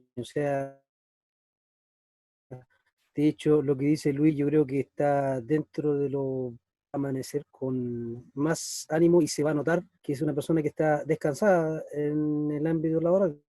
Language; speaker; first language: Spanish; native; Spanish